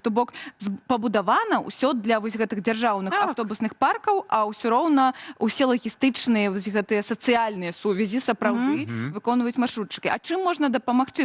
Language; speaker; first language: Belarusian; native; Belarusian